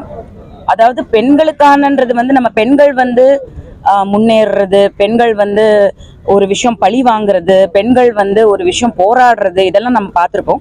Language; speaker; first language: Tamil; native; Tamil